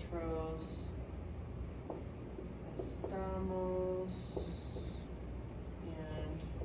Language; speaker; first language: Spanish; non-native, fluent; English